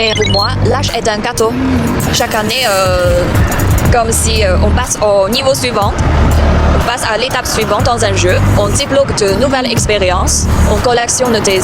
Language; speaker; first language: French; non-native, fluent; Chinese